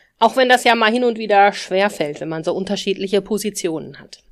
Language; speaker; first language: German; native; German